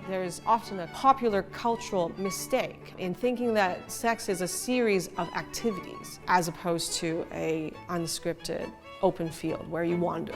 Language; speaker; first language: English; early bilingual, other home language; Cantonese